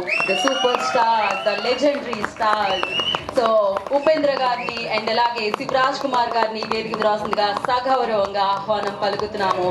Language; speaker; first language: Telugu; native; Telugu